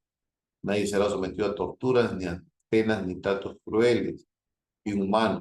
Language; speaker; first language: Spanish; native; Spanish